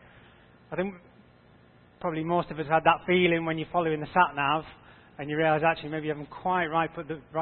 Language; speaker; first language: English; native; English